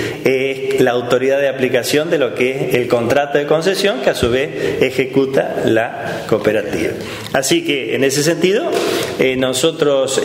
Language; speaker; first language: Spanish; native; Spanish